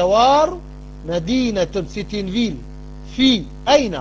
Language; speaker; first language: Arabic; non-native, fluent; French